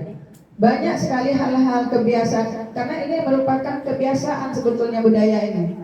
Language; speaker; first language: Indonesian; native; Indonesian